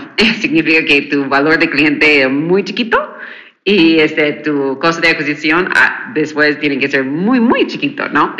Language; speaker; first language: Spanish; non-native, fluent; English